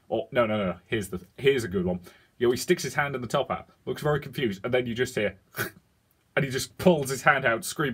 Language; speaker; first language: English; native; English